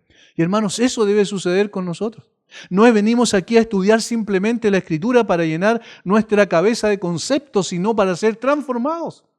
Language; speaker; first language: Spanish; native; Spanish